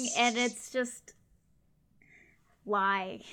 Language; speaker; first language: English; native; English